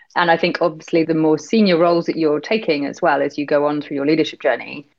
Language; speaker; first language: English; native; English